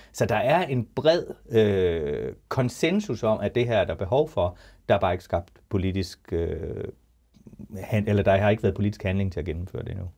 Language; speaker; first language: Danish; native; Danish